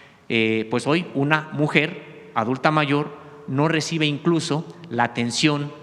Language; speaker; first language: Spanish; native; Spanish